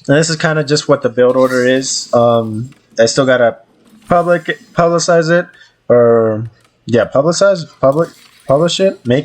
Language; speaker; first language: English; native; English